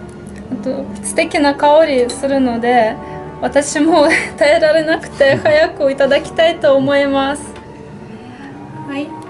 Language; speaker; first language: Japanese; non-native, fluent; Russian